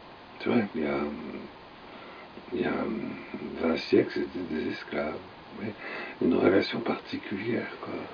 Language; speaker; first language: French; native; French